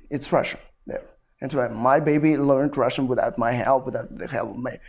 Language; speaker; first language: English; non-native, learner; Kazakh